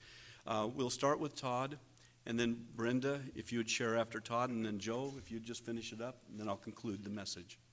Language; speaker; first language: English; native; English